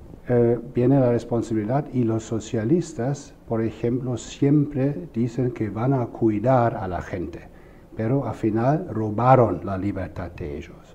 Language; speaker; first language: Spanish; non-native, fluent; German